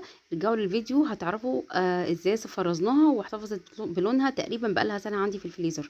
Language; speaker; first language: Arabic; native; Arabic